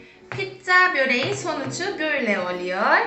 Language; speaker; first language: Turkish; non-native, fluent; Korean